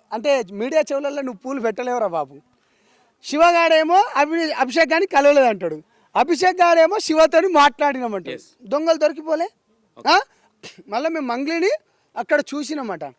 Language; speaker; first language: Telugu; non-native, local second language; Lambadi